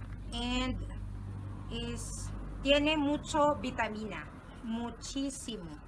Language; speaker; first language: Spanish; non-native, learner; Filipino